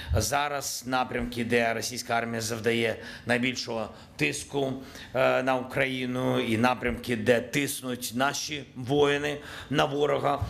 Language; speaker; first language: Ukrainian; non-native, local second language; Russian